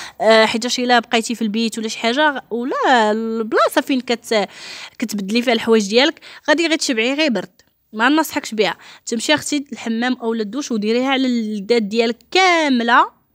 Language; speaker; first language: Arabic; native; Arabic